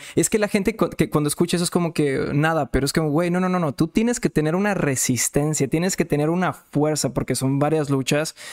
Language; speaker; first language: Spanish; non-native, fluent; Serbian